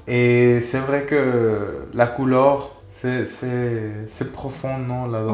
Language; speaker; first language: French; non-native, fluent; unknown